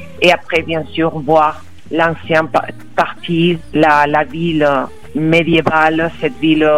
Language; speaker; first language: French; non-native, fluent; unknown